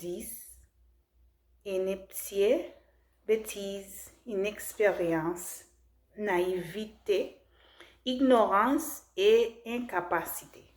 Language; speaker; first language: French; non-native, learner; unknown